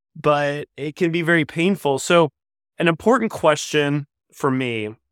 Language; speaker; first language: English; native; English